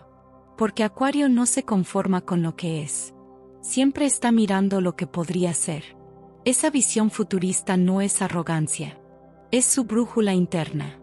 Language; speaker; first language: Spanish; native; Spanish